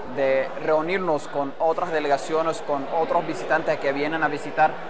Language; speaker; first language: Spanish; non-native, fluent; Arabic